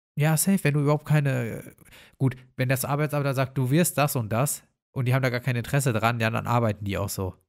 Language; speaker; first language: German; native; German